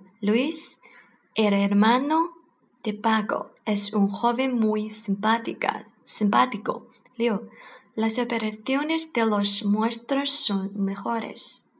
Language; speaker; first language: Spanish; non-native, learner; Chinese